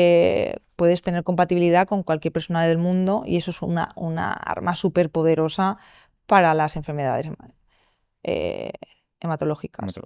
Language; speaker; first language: Spanish; native; Spanish